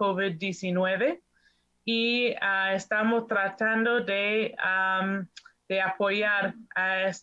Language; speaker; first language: Spanish; non-native, learner; English